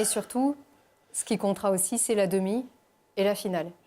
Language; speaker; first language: French; native; French